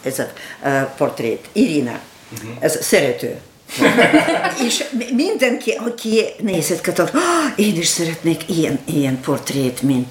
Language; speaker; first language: Hungarian; non-native, learner; Russian